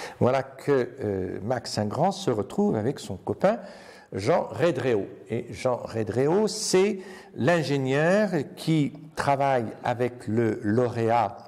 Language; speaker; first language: French; native; French